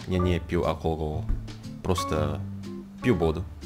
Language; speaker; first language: Russian; non-native, learner; Indonesian